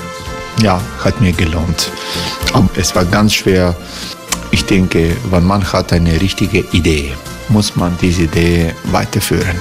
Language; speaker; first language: German; non-native, fluent; Croatian